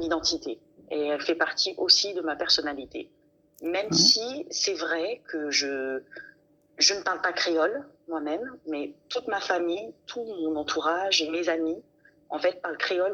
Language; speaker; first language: French; native; French